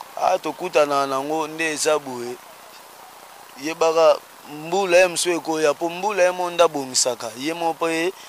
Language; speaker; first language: Lingala; native; Lingala